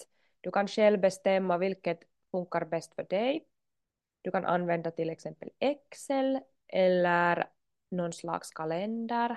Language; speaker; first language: Swedish; non-native, local second language; Finnish